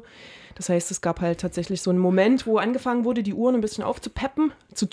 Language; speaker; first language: German; native; German